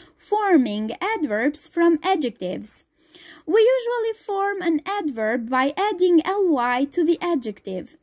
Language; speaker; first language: English; non-native, fluent; Albanian